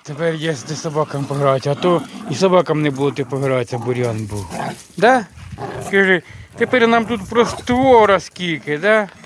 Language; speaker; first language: Ukrainian; native; Ukrainian